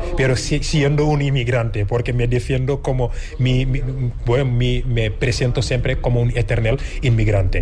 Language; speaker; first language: Spanish; non-native, fluent; Wolof